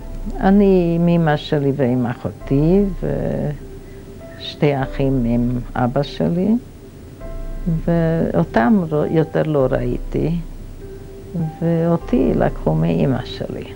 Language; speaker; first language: Hebrew; non-native, fluent; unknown